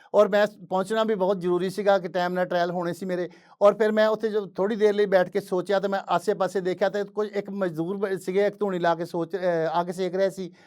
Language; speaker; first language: Punjabi; native; Punjabi